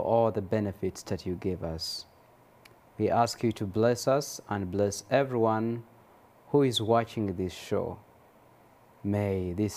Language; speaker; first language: English; non-native, local second language; Ganda